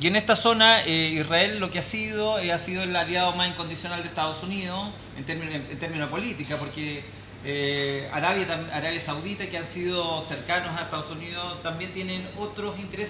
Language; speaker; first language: Spanish; native; Spanish